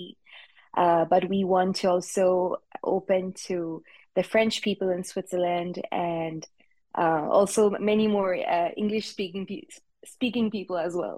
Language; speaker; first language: English; non-native, fluent; French